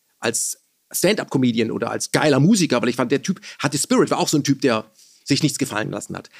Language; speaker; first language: German; early bilingual, other home language; Persian